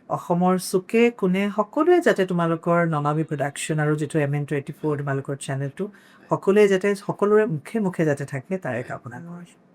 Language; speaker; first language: Assamese; non-native, local second language; Bangla